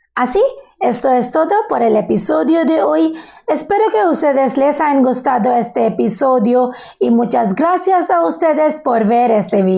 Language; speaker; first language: Spanish; non-native, learner; Bangla